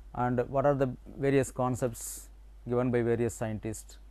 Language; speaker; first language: English; non-native, local second language; Tamil